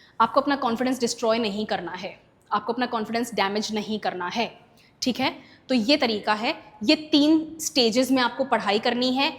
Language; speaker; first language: Hindi; native; Hindi